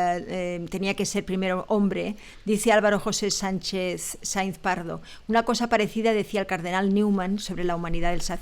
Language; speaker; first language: Spanish; native; Spanish